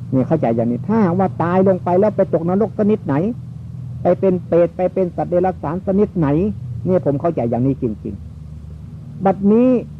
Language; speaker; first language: Thai; non-native, local second language; Northeastern Thai